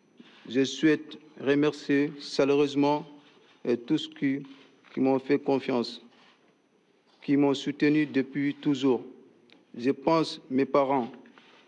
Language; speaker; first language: French; non-native, learner; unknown